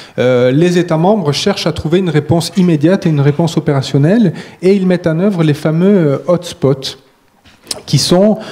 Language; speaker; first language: French; native; French